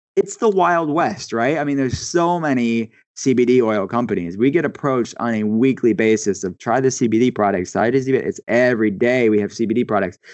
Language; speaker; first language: English; native; English